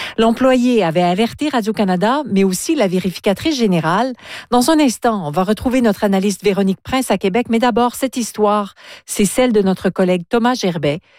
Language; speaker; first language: French; native; French